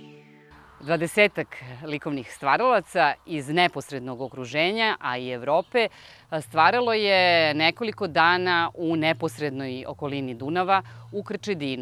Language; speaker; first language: Serbian; native; Serbian